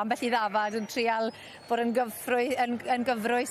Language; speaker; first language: Welsh; native; Welsh